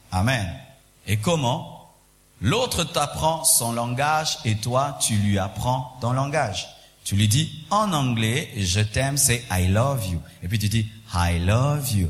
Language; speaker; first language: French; non-native, local second language; Swahili